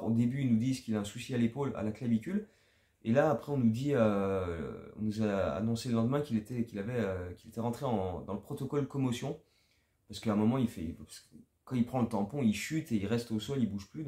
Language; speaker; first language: French; native; French